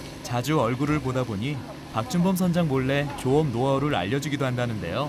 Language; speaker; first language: Korean; native; Korean